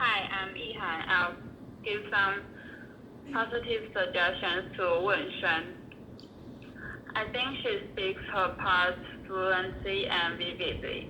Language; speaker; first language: English; non-native, learner; Chinese